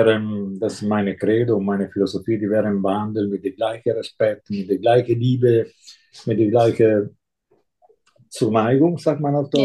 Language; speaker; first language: German; non-native, fluent; Italian